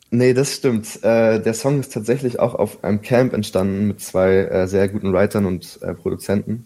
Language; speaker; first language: German; native; German